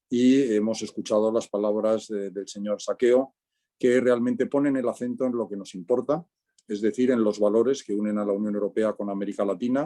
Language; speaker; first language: Spanish; native; Spanish